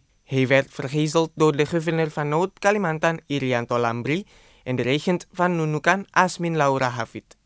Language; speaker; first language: Dutch; non-native, fluent; Indonesian